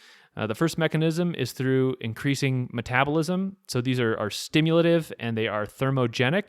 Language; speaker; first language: English; native; English